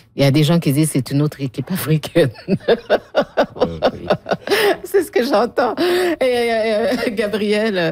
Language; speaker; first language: French; native; French